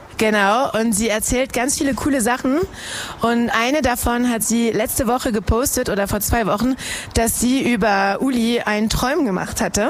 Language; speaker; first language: German; non-native, fluent; French